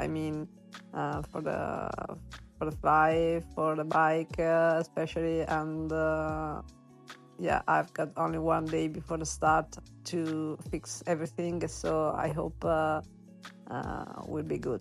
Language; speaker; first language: English; non-native, learner; Italian